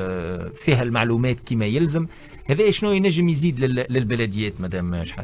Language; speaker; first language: Arabic; native; Arabic